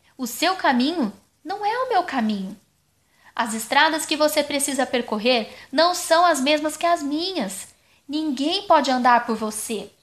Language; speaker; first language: Portuguese; non-native, fluent; German